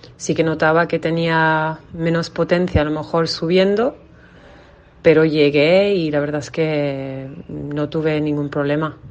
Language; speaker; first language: Spanish; non-native, fluent; English